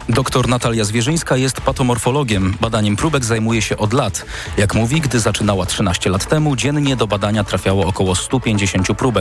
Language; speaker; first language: Polish; native; Polish